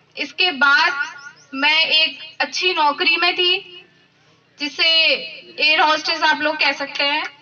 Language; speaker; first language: Hindi; native; Hindi